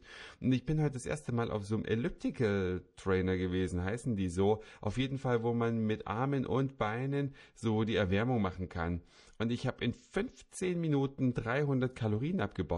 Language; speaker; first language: German; native; German